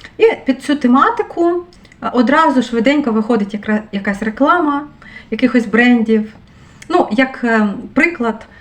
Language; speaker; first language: Ukrainian; non-native, local second language; Russian